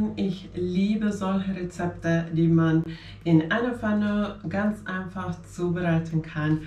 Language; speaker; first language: German; non-native, fluent; Finnish